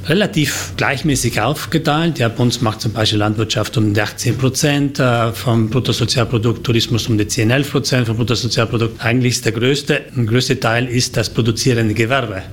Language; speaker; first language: German; native; German